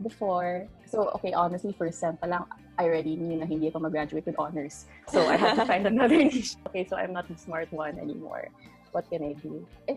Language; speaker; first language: English; non-native, local second language; Cebuano